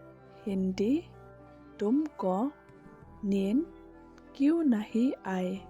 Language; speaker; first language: Hindi; non-native, local second language; Khasi